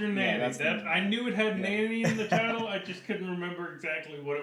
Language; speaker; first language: English; native; English